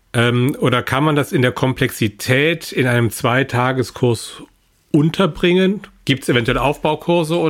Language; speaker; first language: German; native; German